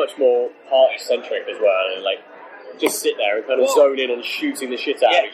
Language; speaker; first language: English; native; English